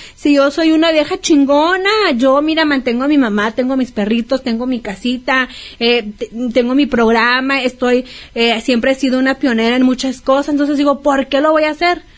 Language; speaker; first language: Spanish; native; Spanish